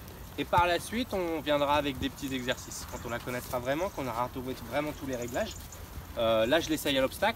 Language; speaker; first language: French; native; French